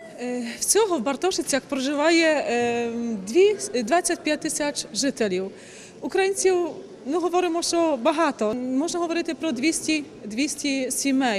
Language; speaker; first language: Ukrainian; early bilingual, heritage; Ukrainian